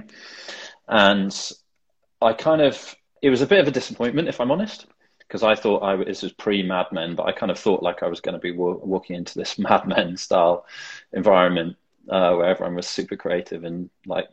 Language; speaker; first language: English; native; English